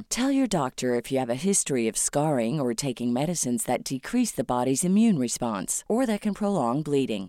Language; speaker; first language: English; native; English